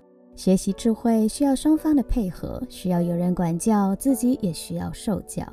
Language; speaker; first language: Chinese; native; Chinese